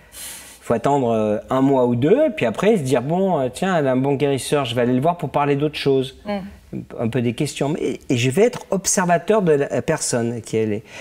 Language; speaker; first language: French; native; French